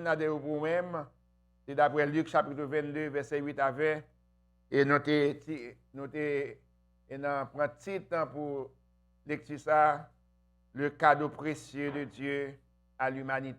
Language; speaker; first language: French; non-native, local second language; Haitian Creole